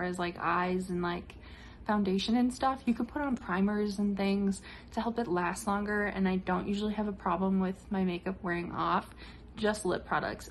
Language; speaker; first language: English; native; English